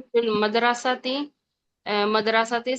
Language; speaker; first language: Arabic; non-native, learner; Urdu